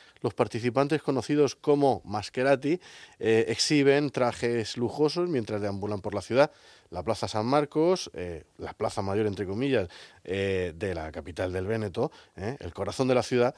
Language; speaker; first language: Spanish; native; Spanish